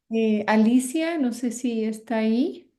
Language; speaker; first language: Spanish; non-native, fluent; English